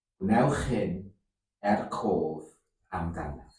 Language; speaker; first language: Welsh; native; Welsh